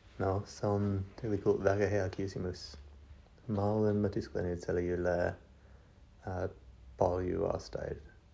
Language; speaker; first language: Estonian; non-native, learner; English